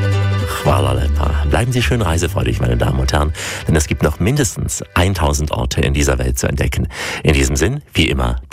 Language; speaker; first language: German; native; German